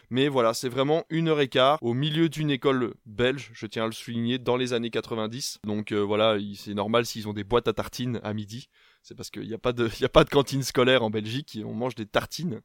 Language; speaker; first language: French; native; French